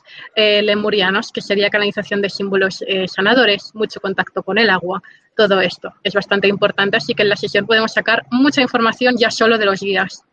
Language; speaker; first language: Spanish; native; Spanish